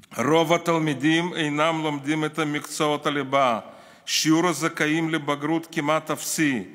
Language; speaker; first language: Hebrew; non-native, fluent; Russian